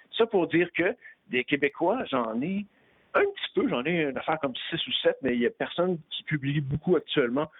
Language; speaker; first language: French; native; French